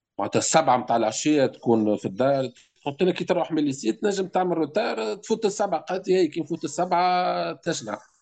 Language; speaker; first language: Arabic; native; Arabic